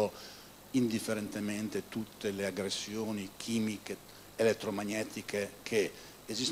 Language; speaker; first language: Italian; native; Italian